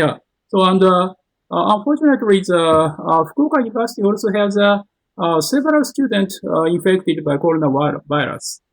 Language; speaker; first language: English; non-native, learner; Japanese